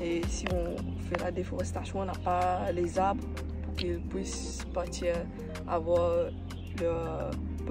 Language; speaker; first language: French; non-native, local second language; Morisyen